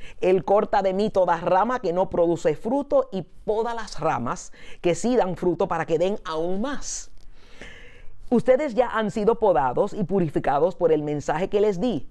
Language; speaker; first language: Spanish; early bilingual, heritage; Spanish